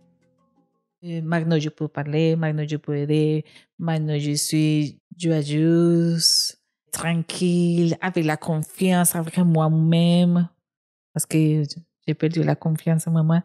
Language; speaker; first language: French; non-native, learner; Spanish